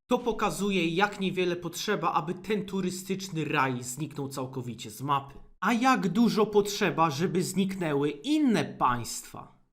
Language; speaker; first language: Polish; native; Polish